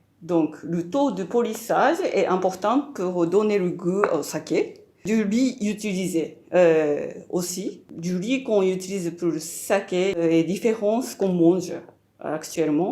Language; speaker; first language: French; non-native, fluent; Japanese